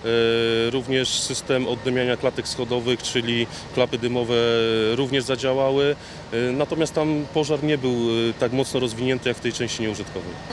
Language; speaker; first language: Polish; native; Polish